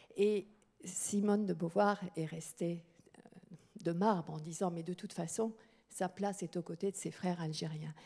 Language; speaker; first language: French; native; French